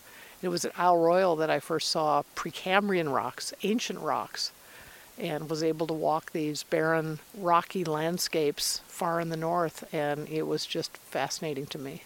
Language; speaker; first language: English; native; English